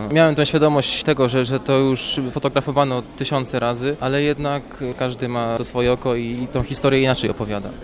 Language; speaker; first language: Polish; native; Polish